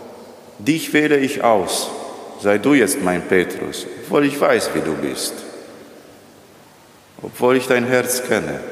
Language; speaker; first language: German; non-native, fluent; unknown